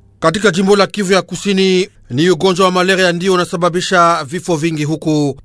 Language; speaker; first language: Swahili; native; Swahili